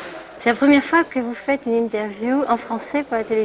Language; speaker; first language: French; native; French